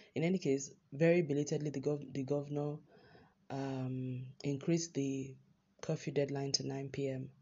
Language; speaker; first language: English; non-native, local second language; Yoruba